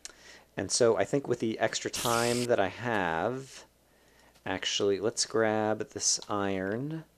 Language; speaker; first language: English; native; English